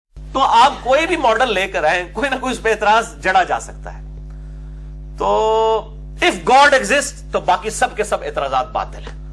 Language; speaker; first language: Urdu; non-native, local second language; Punjabi